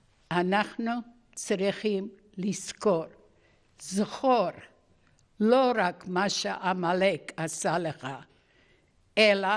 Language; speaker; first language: Hebrew; non-native, fluent; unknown